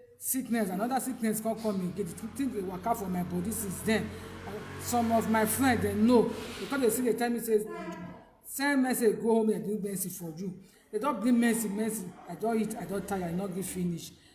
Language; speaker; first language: Nigerian Pidgin; non-native, local second language; Bini